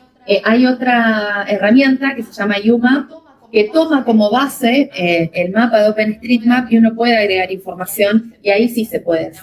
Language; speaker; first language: Spanish; native; Spanish